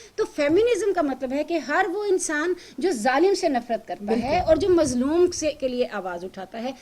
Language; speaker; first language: Urdu; native; Urdu